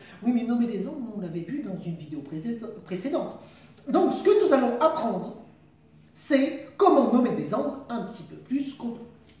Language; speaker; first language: French; native; French